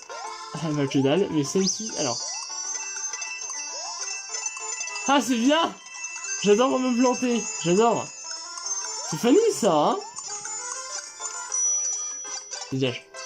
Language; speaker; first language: French; native; French